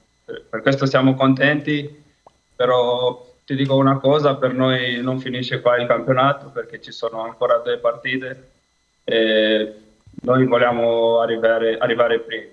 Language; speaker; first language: Italian; non-native, fluent; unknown